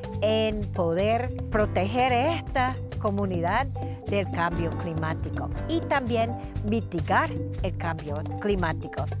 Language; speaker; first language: Spanish; non-native, fluent; English